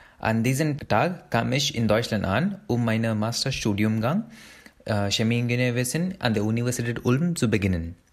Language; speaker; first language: German; non-native, learner; Hindi